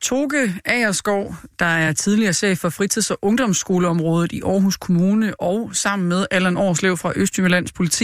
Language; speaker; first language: Danish; native; Danish